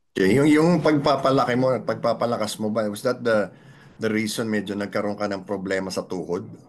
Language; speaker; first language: Filipino; native; Filipino